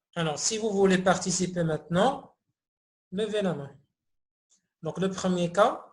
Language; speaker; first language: French; non-native, local second language; Arabic